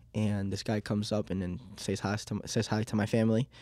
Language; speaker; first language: English; early bilingual, other home language; Spanish